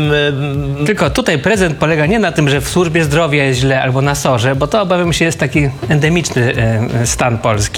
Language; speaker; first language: Polish; native; Polish